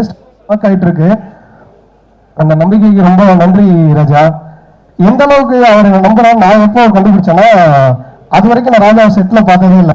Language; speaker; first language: Tamil; native; Tamil